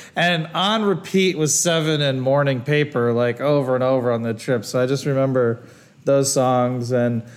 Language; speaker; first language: English; native; English